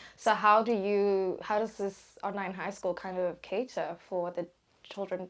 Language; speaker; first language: English; non-native, local second language; Tswana